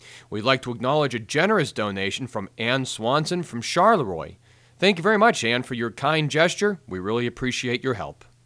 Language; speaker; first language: English; native; English